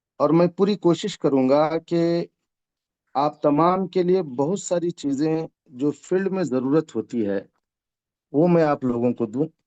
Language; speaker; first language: Hindi; non-native, local second language; Urdu